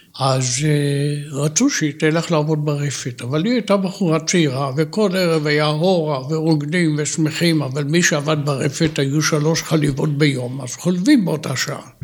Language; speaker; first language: Hebrew; native; Hebrew